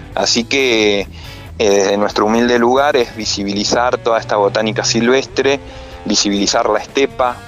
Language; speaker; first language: Spanish; native; Spanish